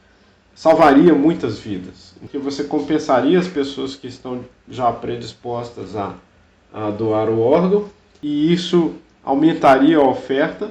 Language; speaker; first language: Portuguese; native; Portuguese